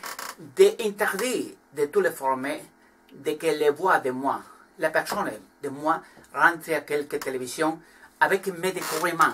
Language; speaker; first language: French; non-native, learner; Spanish